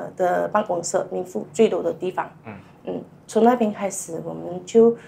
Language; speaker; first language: Chinese; native; Chinese